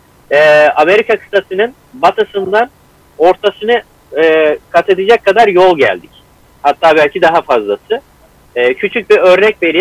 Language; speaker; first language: Turkish; native; Turkish